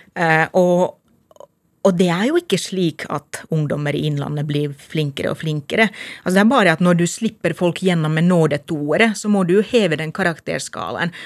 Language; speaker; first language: Norwegian; non-native, fluent; Finnish